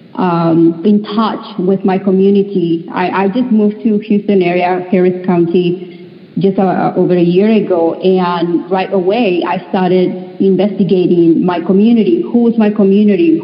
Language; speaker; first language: English; non-native, fluent; Spanish